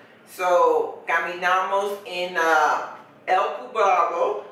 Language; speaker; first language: Spanish; non-native, learner; English